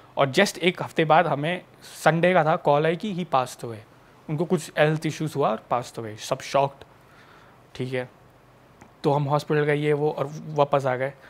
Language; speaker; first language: Hindi; native; Hindi